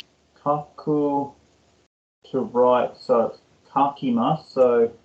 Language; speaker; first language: English; non-native, learner; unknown